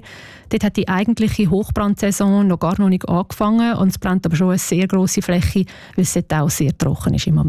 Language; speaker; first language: German; native; German